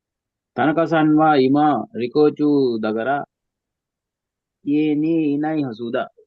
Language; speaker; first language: Japanese; non-native, learner; Sinhala